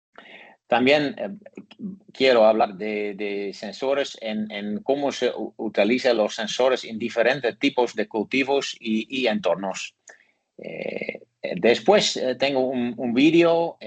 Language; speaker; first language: Spanish; non-native, learner; Dutch